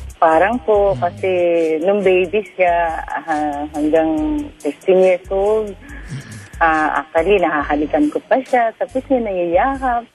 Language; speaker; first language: Filipino; native; Filipino